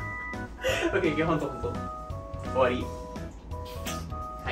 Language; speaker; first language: Japanese; non-native, learner; English